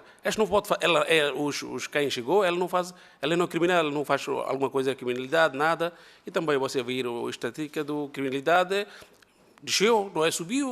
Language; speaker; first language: Portuguese; non-native, learner; Bangla